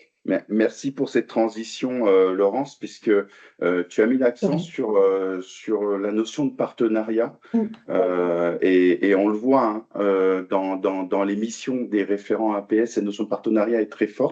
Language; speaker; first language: French; native; French